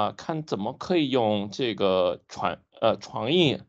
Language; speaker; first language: Chinese; non-native, fluent; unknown